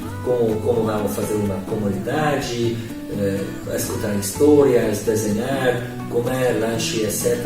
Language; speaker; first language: Portuguese; non-native, learner; Hungarian